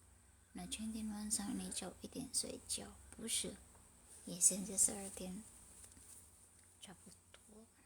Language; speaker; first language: Chinese; non-native, learner; Indonesian